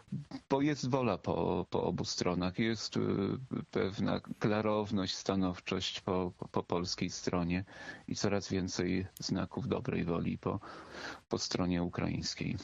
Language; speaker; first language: Polish; native; Polish